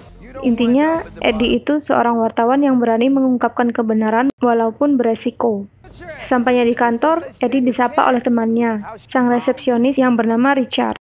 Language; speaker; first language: Indonesian; native; Indonesian